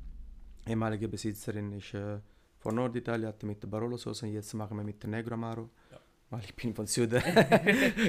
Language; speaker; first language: German; non-native, learner; Italian